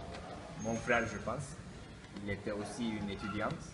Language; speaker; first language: French; non-native, learner; Turkish